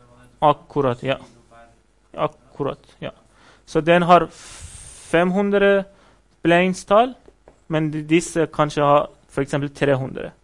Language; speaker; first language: Norwegian; non-native, fluent; Persian